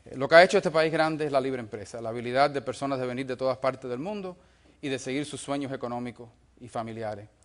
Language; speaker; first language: Spanish; early bilingual, other home language; English